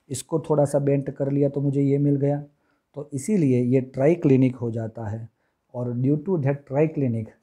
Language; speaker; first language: Hindi; non-native, local second language; Gujarati